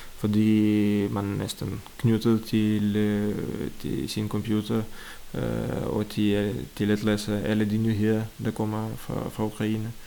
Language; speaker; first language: Danish; non-native, fluent; Russian